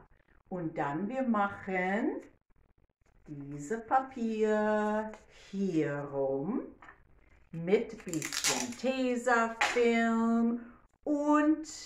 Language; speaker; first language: German; non-native, learner; English